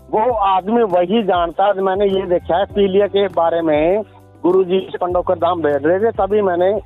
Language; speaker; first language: Hindi; native; Hindi